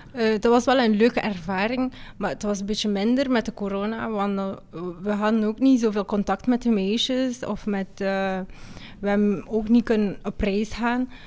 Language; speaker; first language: Dutch; early bilingual, other home language; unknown